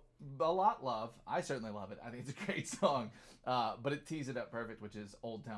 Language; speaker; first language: English; native; English